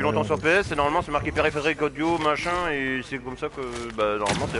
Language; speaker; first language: French; native; French